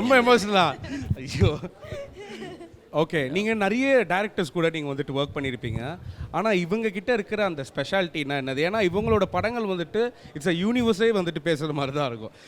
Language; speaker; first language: Tamil; native; Tamil